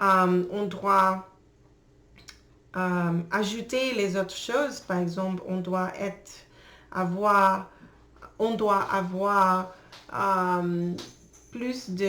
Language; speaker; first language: French; non-native, learner; English